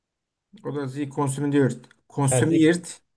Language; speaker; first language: German; non-native, learner; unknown